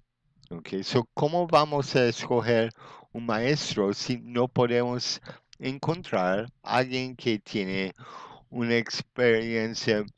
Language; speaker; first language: Spanish; non-native, fluent; English